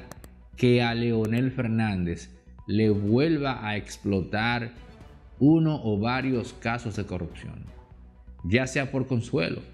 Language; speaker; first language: Spanish; native; Spanish